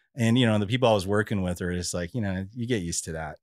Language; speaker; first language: English; native; English